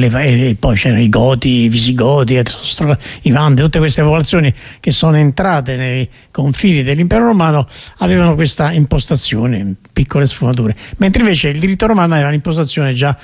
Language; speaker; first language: Italian; native; Italian